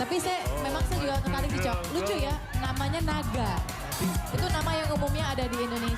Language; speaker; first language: Indonesian; native; Indonesian